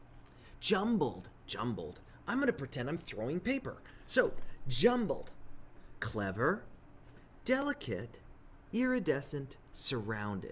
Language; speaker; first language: English; native; English